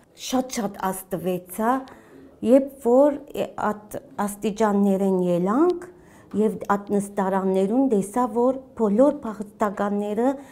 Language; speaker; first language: Armenian; early bilingual, heritage; Armenian